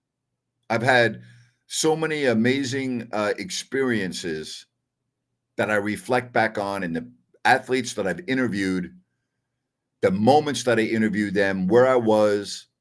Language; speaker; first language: English; native; English